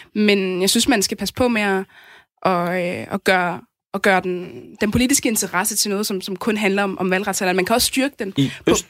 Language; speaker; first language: Danish; native; Danish